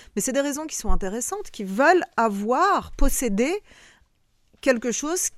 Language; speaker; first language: French; early bilingual, other home language; Bosnian